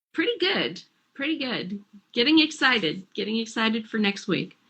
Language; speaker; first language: English; native; English